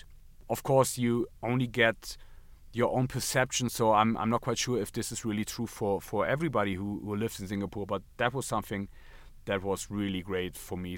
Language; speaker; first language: English; non-native, fluent; German